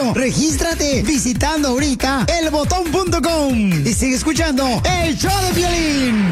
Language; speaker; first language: Spanish; native; Spanish